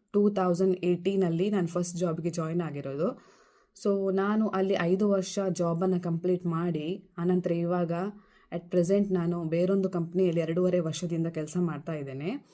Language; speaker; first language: Kannada; non-native, local second language; Konkani